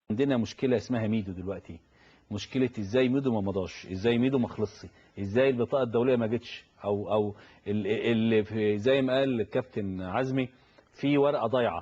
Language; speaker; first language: Arabic; native; Arabic